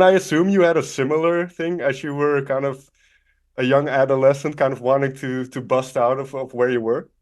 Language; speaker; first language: English; non-native, fluent; Dutch